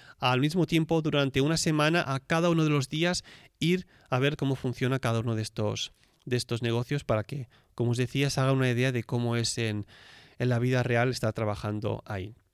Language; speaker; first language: Spanish; native; Spanish